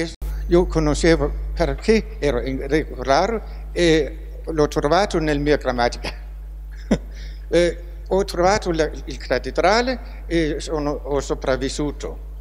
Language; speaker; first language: Italian; non-native, fluent; Danish